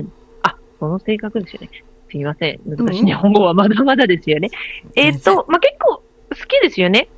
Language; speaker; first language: Japanese; non-native, learner; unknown